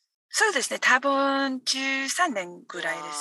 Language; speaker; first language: Japanese; non-native, learner; English